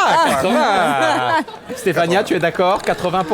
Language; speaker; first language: French; native; French